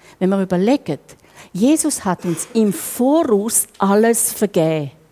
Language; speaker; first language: German; native; German